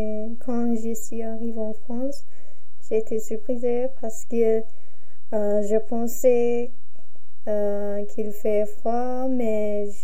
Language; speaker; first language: French; non-native, learner; Turkish